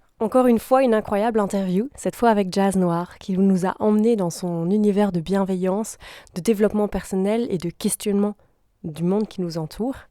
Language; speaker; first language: French; native; French